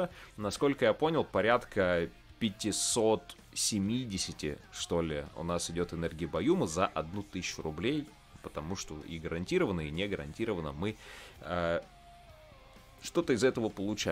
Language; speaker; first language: Russian; native; Russian